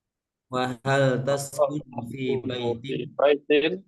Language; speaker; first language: Arabic; non-native, learner; Indonesian